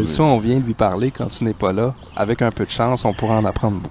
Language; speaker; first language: French; native; French